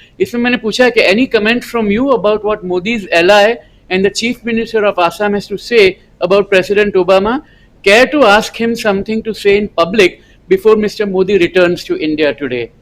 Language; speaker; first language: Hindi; non-native, local second language; Gujarati